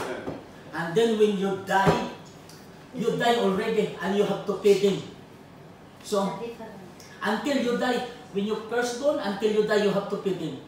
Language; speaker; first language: English; non-native, learner; Filipino